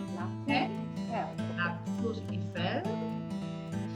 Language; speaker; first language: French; non-native, fluent; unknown